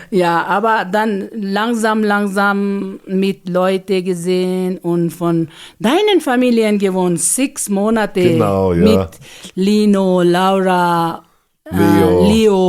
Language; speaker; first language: German; non-native, learner; Ladakhi